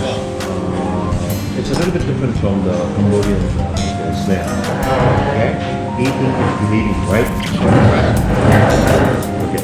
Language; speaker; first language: English; non-native, fluent; Khmer